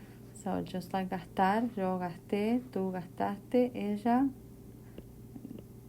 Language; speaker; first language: Spanish; non-native, fluent; English